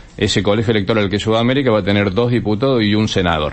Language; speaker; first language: Spanish; native; Spanish